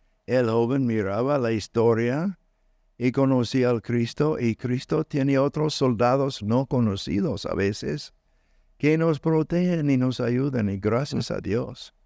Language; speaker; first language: Spanish; non-native, learner; English